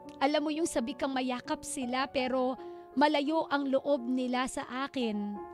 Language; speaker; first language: Filipino; native; Filipino